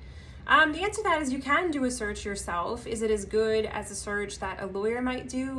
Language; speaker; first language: English; native; English